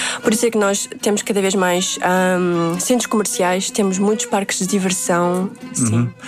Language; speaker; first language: Portuguese; early bilingual, other home language; Uzbek